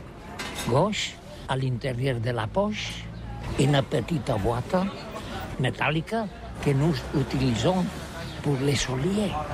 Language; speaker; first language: French; non-native, learner; Catalan